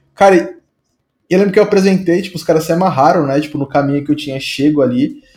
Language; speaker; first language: Portuguese; native; Portuguese